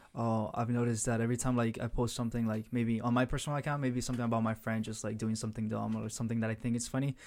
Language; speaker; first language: English; early bilingual, other home language; Spanish